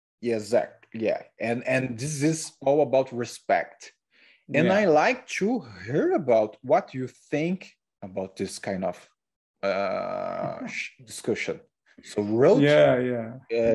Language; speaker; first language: English; non-native, learner; Portuguese